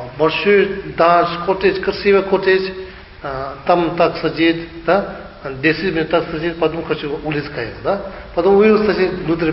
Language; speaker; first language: Russian; non-native, learner; Tibetan